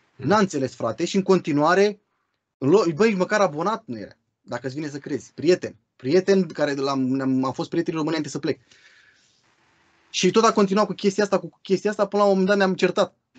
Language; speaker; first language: Romanian; native; Romanian